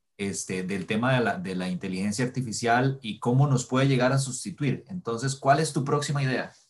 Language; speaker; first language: Spanish; native; Spanish